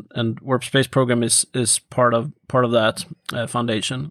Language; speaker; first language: English; non-native, fluent; Swedish